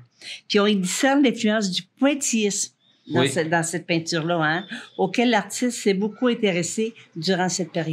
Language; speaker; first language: French; native; French